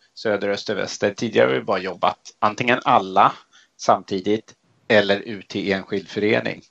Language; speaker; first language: Swedish; native; Swedish